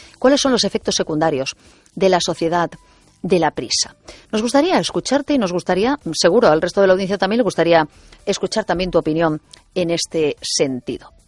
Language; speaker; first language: Spanish; native; Spanish